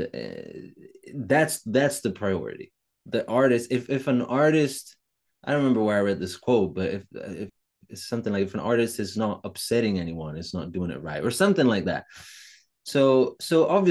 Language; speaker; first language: English; non-native, fluent; Italian